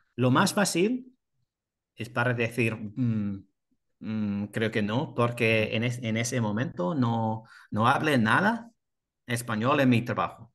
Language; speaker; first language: Spanish; non-native, learner; English